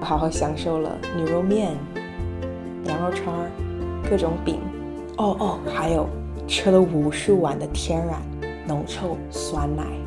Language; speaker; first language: Chinese; non-native, local second language; English